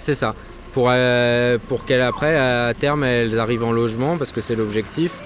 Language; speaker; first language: French; native; French